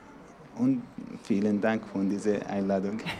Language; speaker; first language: German; non-native, learner; Arabic